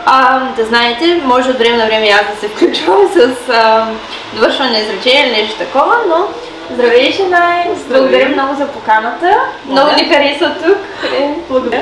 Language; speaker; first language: Bulgarian; native; Bulgarian